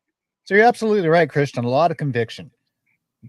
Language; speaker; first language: English; native; English